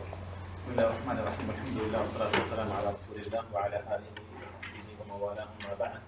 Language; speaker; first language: Arabic; non-native, fluent; Urdu